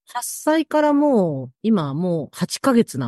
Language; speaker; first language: Japanese; native; Japanese